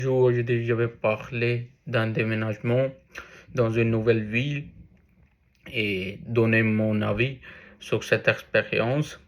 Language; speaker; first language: French; non-native, learner; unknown